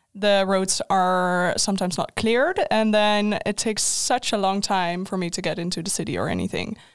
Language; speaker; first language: English; non-native, fluent; Dutch